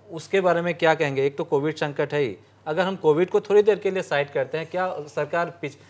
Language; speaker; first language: Hindi; native; Hindi